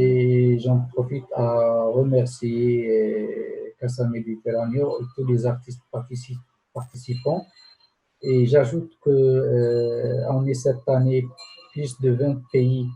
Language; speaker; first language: French; non-native, local second language; Arabic